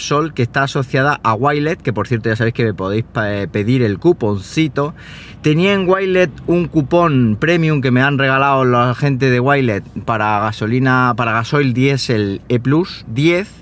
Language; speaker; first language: Spanish; native; Spanish